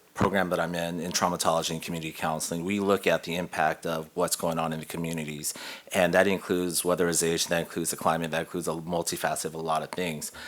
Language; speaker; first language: English; native; English